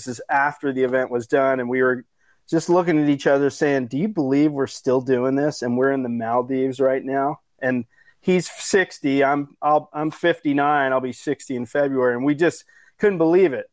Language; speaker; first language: English; native; English